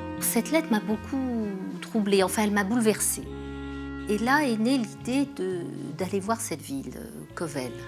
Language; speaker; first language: French; native; French